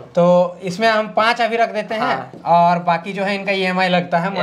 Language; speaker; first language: Hindi; native; Hindi